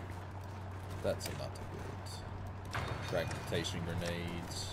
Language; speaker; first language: English; native; English